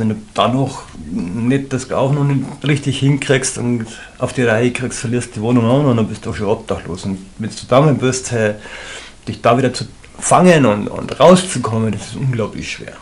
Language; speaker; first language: German; native; German